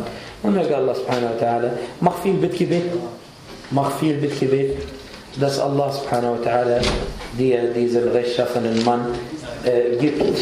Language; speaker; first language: German; non-native, fluent; Arabic